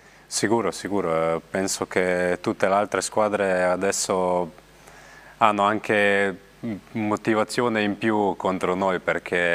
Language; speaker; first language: Italian; non-native, learner; Slovenian